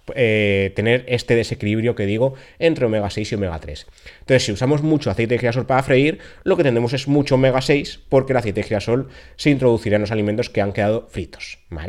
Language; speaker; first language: Spanish; native; Spanish